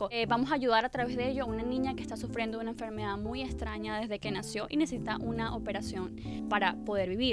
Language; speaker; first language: Spanish; native; Spanish